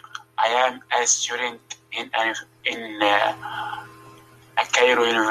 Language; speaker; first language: English; non-native, learner; Arabic